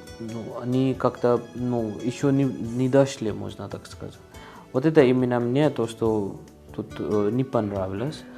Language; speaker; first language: Russian; non-native, learner; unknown